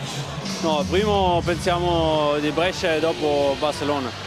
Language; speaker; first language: Italian; non-native, learner; German